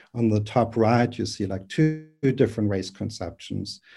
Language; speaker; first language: English; non-native, fluent; German